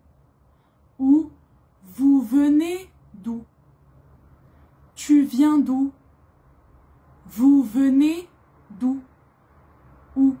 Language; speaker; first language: French; native; French